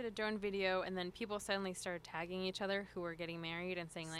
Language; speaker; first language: English; early bilingual, other home language; Spanish